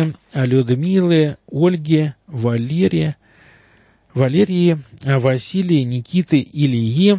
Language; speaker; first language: Russian; native; Russian